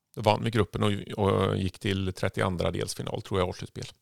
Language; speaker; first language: Swedish; native; Swedish